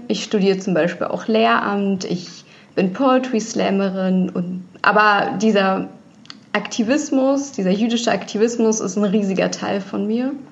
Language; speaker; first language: German; early bilingual, other home language; Russian